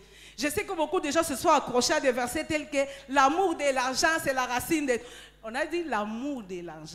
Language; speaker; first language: French; non-native, local second language; Lingala